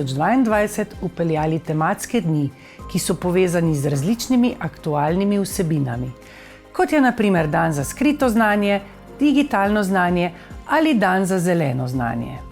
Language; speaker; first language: Slovenian; native; Slovenian